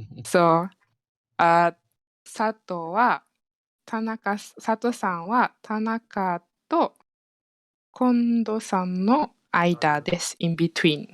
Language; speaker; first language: Japanese; non-native, fluent; Malay